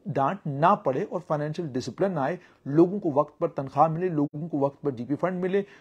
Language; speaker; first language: Hindi; non-native, local second language; Kashmiri